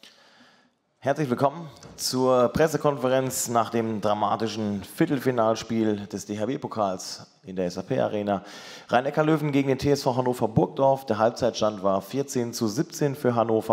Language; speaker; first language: German; native; German